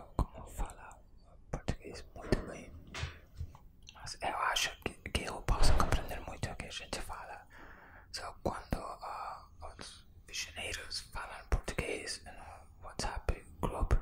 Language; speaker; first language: Portuguese; non-native, learner; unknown